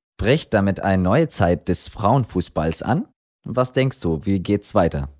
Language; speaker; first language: German; non-native, fluent; Arabic